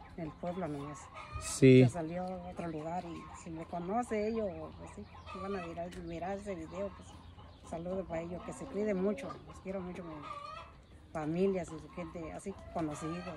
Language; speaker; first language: Spanish; non-native, local second language; Mixtepec Mixtec